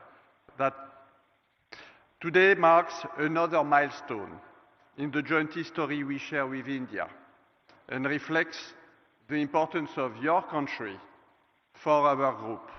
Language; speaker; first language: English; non-native, fluent; French